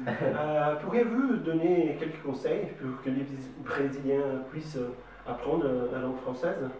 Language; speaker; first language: French; non-native, learner; Portuguese